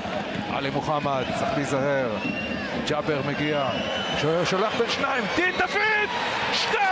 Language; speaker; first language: Hebrew; native; Hebrew